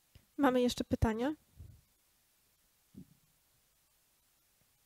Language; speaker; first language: Polish; native; Polish